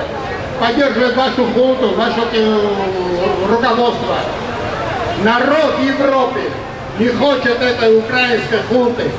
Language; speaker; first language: Russian; non-native, local second language; Armenian